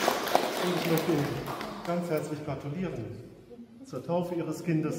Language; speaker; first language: German; native; German